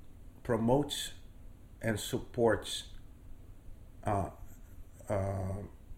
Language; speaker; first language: English; non-native, fluent; Portuguese